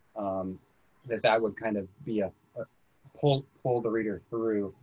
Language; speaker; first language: English; native; English